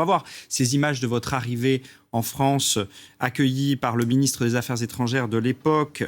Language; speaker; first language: French; native; French